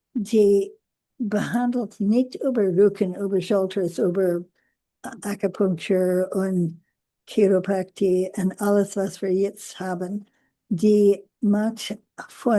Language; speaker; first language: German; non-native, learner; English